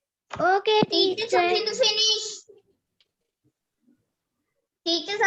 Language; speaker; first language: English; non-native, learner; Sinhala